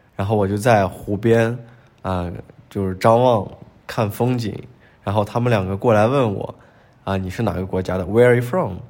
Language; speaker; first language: Chinese; native; Chinese